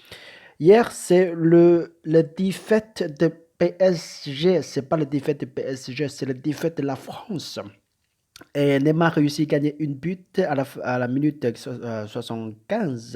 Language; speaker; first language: French; non-native, learner; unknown